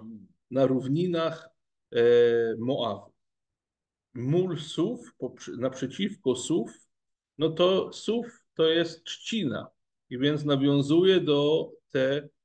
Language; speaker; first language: Polish; non-native, fluent; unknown